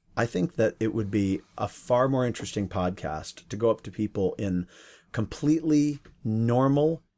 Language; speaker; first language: English; native; English